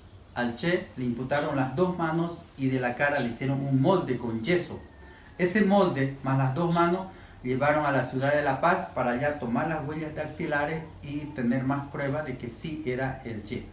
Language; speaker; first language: Spanish; native; Spanish